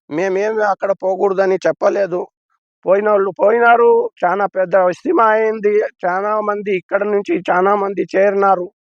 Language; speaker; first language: Telugu; non-native, local second language; Urdu